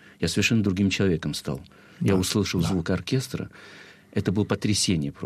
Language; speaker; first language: Russian; non-native, fluent; Chinese